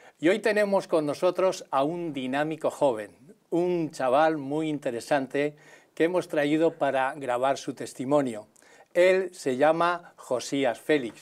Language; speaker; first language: Spanish; native; Spanish